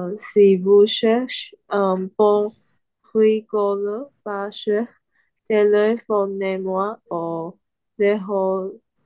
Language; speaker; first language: French; non-native, learner; Chinese